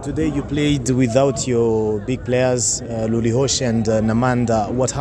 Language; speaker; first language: English; non-native, local second language; Kinyarwanda